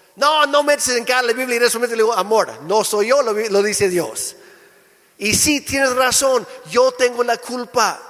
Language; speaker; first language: Spanish; non-native, fluent; English